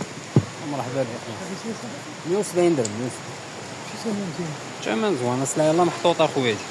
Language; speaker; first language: Arabic; native; Arabic